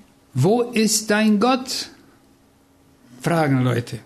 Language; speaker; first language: German; non-native, fluent; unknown